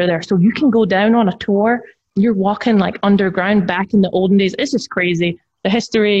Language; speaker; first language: English; native; English